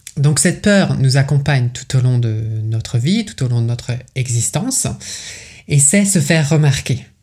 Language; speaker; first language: French; native; French